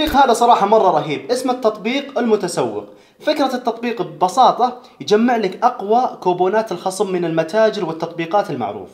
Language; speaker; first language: Arabic; native; Arabic